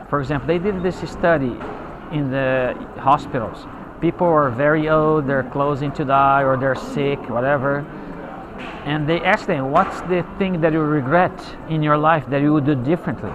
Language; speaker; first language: English; non-native, fluent; Portuguese